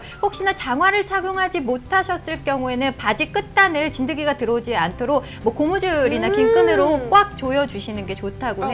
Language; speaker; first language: Korean; native; Korean